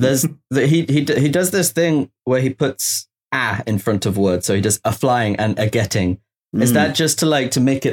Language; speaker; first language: English; native; English